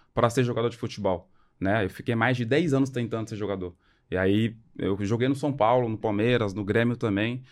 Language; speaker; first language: Portuguese; early bilingual, other home language; French